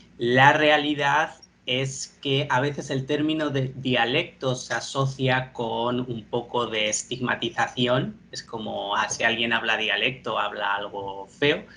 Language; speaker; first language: Spanish; native; Spanish